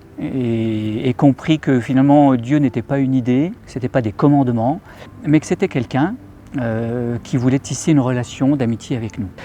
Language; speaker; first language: French; native; French